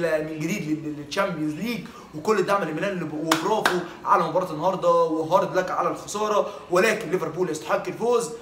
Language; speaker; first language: Arabic; native; Arabic